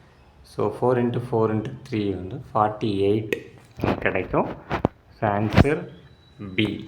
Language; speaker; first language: Tamil; native; Tamil